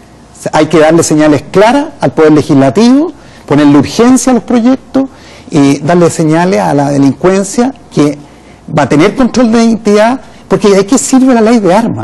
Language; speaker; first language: Spanish; native; Spanish